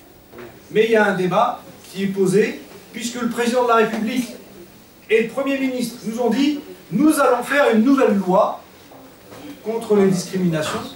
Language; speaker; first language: French; native; French